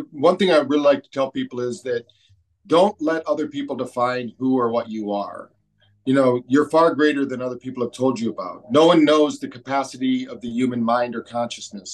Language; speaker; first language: English; native; English